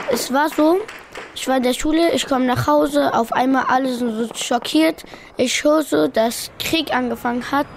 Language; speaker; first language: German; early bilingual, other home language; Pashto